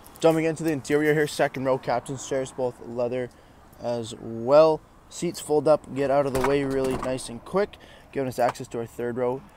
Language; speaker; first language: English; native; English